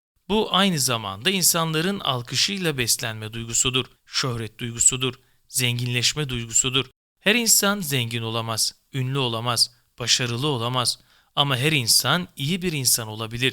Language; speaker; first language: Turkish; native; Turkish